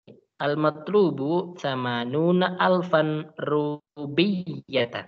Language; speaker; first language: Arabic; non-native, fluent; Indonesian